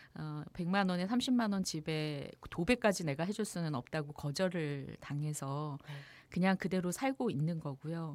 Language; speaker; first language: Korean; native; Korean